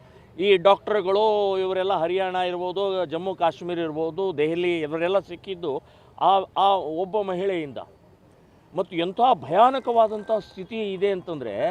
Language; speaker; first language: Kannada; native; Kannada